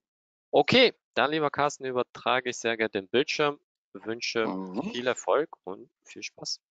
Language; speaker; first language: German; native; German